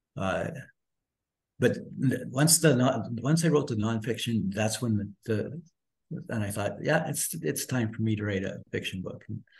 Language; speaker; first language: English; native; English